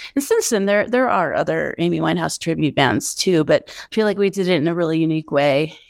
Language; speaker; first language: English; native; English